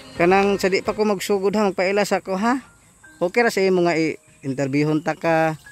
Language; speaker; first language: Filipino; non-native, local second language; Cebuano